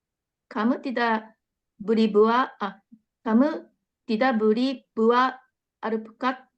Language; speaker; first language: Indonesian; non-native, learner; Japanese